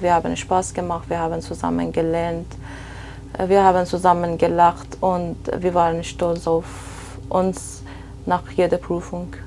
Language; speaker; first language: German; non-native, fluent; Persian